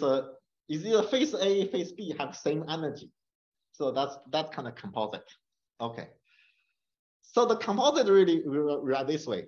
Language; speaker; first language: English; non-native, fluent; Chinese